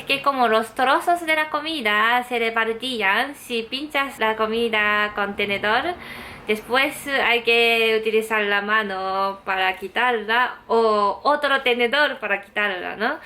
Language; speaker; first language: Spanish; non-native, learner; Japanese